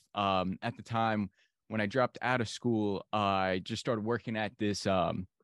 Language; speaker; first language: English; native; English